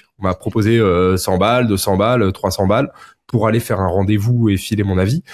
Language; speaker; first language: French; native; French